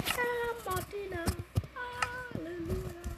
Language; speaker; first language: Italian; early bilingual, other home language; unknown